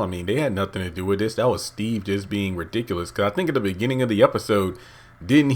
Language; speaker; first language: English; native; English